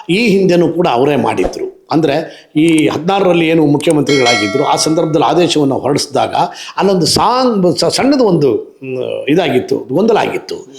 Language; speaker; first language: Kannada; native; Kannada